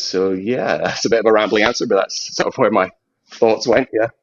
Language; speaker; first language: English; native; English